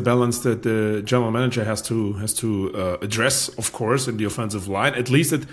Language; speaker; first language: English; non-native, fluent; German